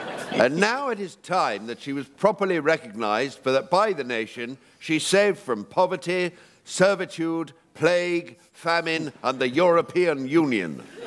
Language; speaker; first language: English; native; English